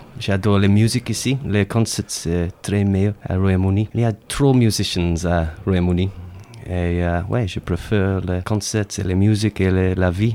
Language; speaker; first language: French; non-native, learner; English